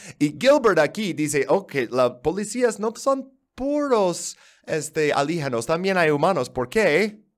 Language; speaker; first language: Spanish; non-native, fluent; English